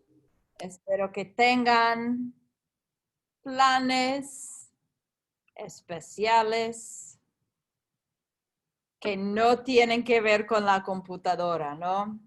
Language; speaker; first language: Spanish; non-native, fluent; English